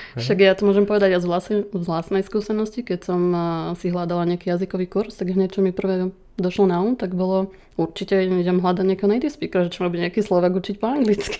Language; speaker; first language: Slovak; native; Slovak